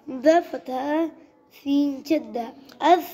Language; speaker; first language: Arabic; non-native, learner; Urdu